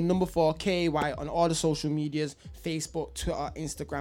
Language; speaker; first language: English; native; English